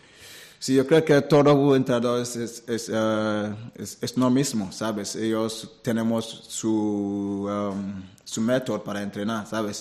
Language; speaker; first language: Spanish; non-native, learner; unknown